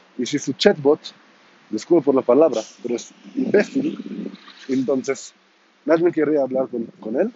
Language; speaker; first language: Spanish; non-native, fluent; Hebrew